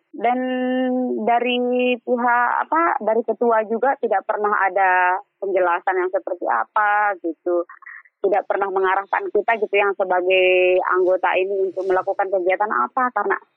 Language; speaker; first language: Indonesian; non-native, local second language; Sasak